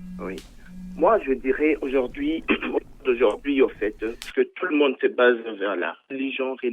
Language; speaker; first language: French; non-native, local second language; Lingala